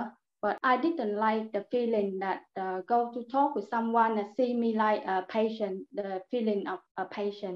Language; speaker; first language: English; non-native, learner; Vietnamese